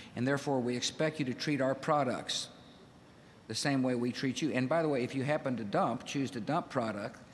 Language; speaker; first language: English; native; English